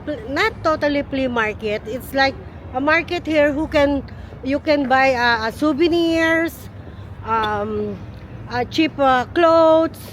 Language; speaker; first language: English; non-native, local second language; Filipino